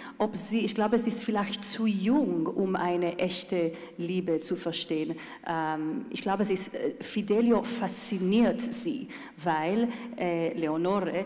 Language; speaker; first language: German; non-native, fluent; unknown